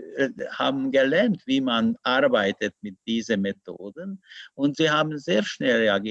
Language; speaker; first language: German; non-native, learner; Hungarian